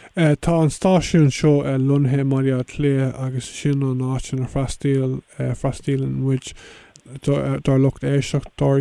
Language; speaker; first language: Irish; native; Irish